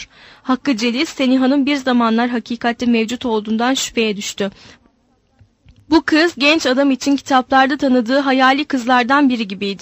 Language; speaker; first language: Turkish; native; Turkish